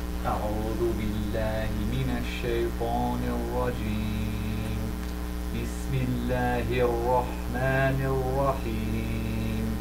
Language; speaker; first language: Arabic; non-native, learner; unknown